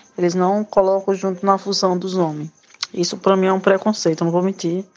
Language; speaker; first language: Portuguese; native; Portuguese